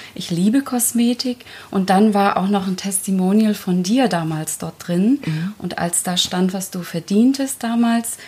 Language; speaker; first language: German; early bilingual, other home language; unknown